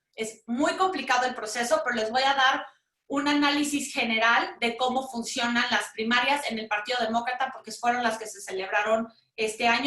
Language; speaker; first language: Spanish; native; Spanish